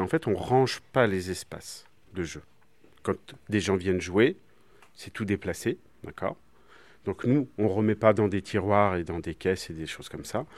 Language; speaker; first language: French; native; French